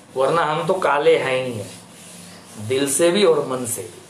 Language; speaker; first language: Hindi; non-native, local second language; Marathi